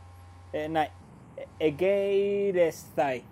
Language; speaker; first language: Greek; non-native, fluent; Spanish